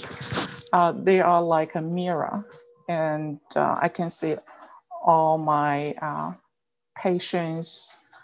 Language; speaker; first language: English; non-native, fluent; Chinese